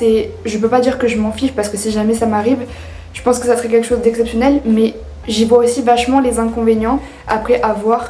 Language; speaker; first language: French; native; French